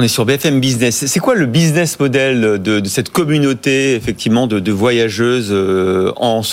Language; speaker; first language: French; native; French